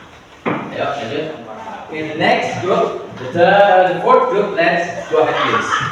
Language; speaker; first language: English; non-native, learner; Indonesian